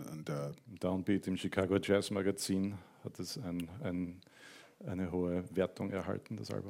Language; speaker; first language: German; native; German